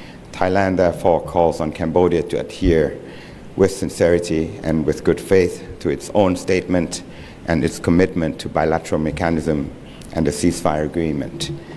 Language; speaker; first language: English; non-native, fluent; Thai